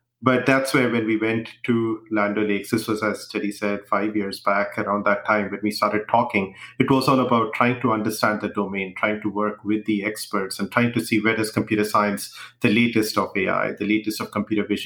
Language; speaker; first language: English; non-native, local second language; Hindi